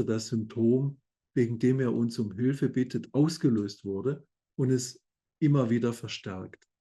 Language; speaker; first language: German; native; German